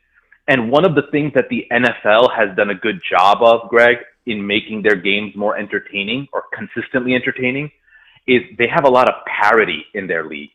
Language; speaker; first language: English; native; English